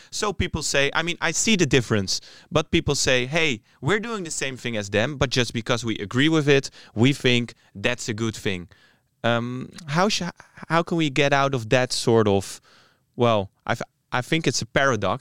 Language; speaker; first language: English; non-native, fluent; Dutch